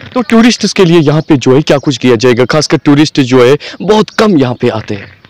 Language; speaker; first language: Hindi; non-native, local second language; Kashmiri